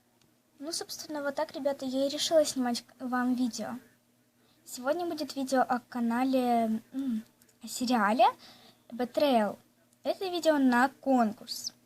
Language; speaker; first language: Russian; native; Russian